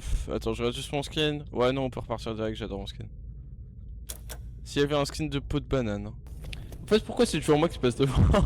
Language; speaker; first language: French; native; French